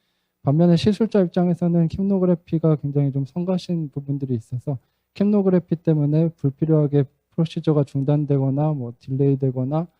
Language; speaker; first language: Korean; native; Korean